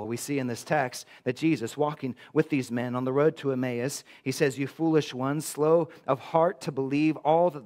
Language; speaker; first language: English; native; English